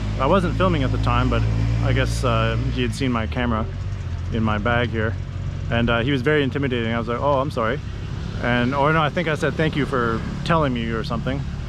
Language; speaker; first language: English; native; English